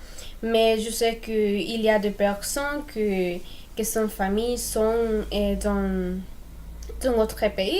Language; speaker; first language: French; non-native, learner; Spanish